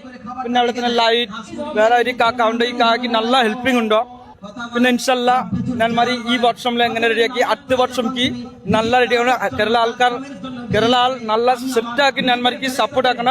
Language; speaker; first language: Malayalam; non-native, learner; Bangla